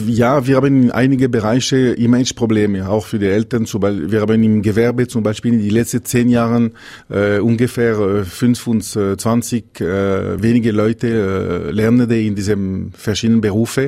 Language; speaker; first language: German; non-native, local second language; French